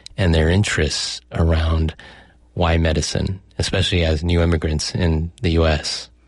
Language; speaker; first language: English; early bilingual, other home language; Chinese